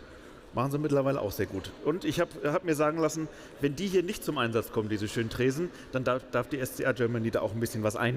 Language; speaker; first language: German; native; German